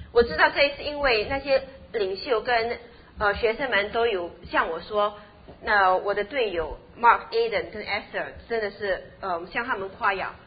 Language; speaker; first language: Chinese; native; Chinese